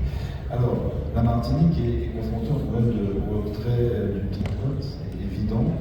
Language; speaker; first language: French; native; French